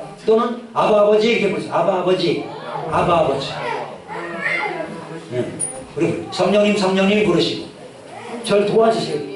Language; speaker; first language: Korean; native; Korean